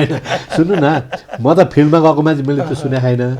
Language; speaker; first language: Nepali; native; Nepali